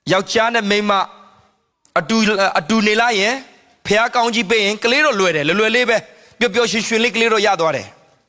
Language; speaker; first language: Burmese; non-native, local second language; Hakha Chin